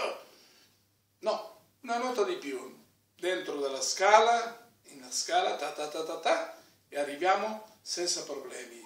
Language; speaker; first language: Italian; non-native, fluent; Spanish